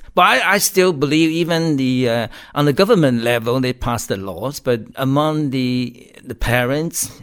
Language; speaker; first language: English; non-native, fluent; Chinese